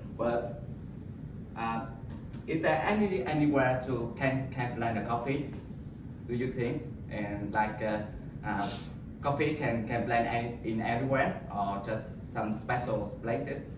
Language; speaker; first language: English; non-native, learner; Vietnamese